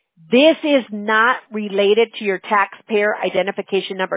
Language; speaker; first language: English; early bilingual, other home language; Spanish